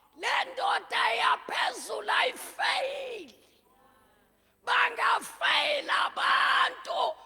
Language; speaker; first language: Zulu; non-native, local second language; Swati